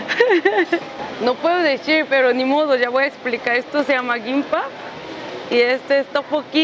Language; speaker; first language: Spanish; native; Spanish